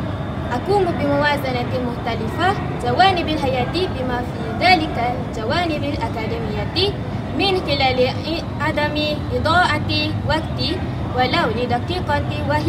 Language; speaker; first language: Arabic; non-native, learner; Malay